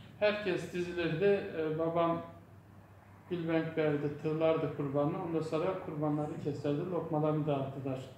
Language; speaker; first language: Turkish; non-native, local second language; Zaza